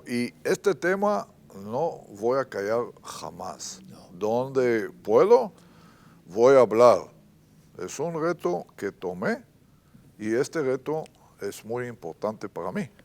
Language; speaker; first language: Spanish; non-native, fluent; Hebrew